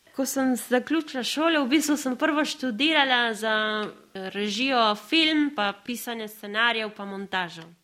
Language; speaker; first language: Slovenian; early bilingual, other home language; Spanish